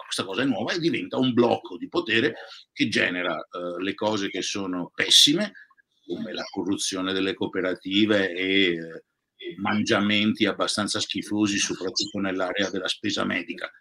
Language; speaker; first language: Italian; native; Italian